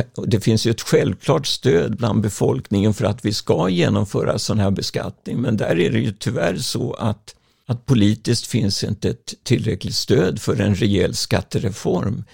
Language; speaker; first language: Swedish; native; Swedish